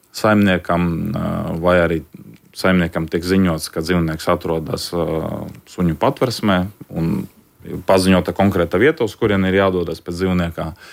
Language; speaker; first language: Latvian; native; Latvian